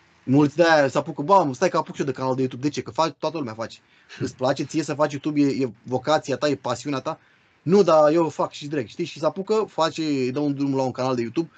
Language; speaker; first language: Romanian; native; Romanian